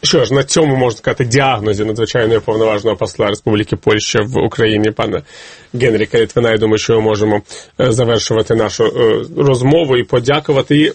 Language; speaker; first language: Ukrainian; native; Ukrainian